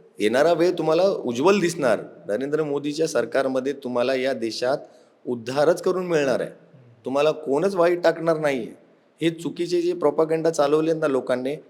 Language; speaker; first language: Marathi; non-native, local second language; Urdu